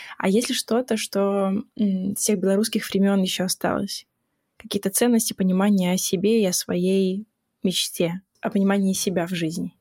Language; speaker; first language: Russian; native; Russian